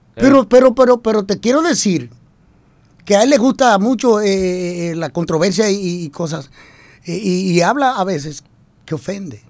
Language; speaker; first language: Spanish; native; Spanish